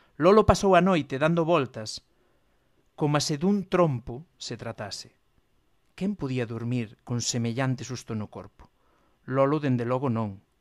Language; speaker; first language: Galician; non-native, local second language; Spanish